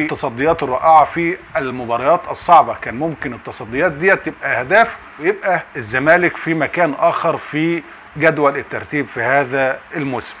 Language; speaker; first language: Arabic; native; Arabic